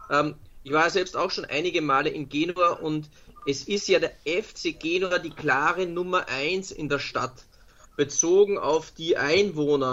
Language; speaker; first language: German; native; German